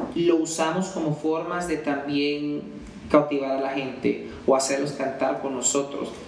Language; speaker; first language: Spanish; early bilingual, heritage; Spanish